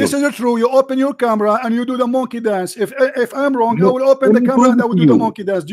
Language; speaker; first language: English; non-native, fluent; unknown